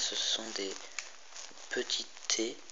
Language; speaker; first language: French; native; French